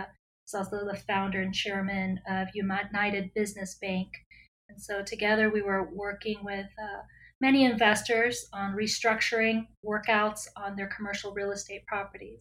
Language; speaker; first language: English; native; English